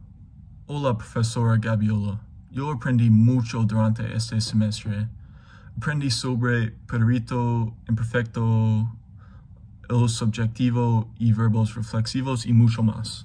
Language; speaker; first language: Spanish; non-native, learner; English